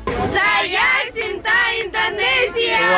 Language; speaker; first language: Indonesian; non-native, learner; Russian